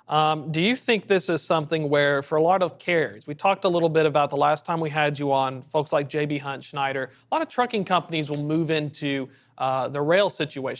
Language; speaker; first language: English; native; English